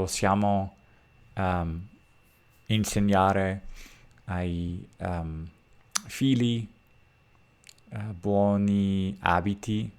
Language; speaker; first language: Italian; non-native, learner; English